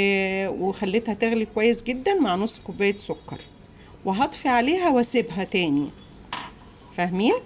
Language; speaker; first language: Arabic; native; Arabic